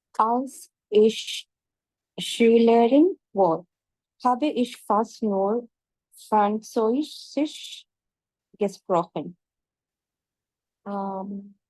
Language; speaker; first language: German; non-native, learner; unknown